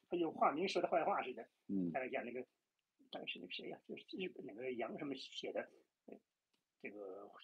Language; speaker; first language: Chinese; native; Chinese